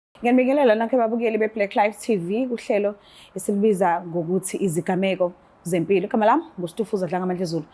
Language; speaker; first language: Zulu; native; Zulu